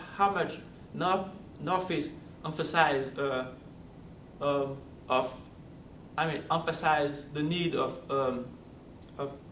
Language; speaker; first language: English; non-native, fluent; French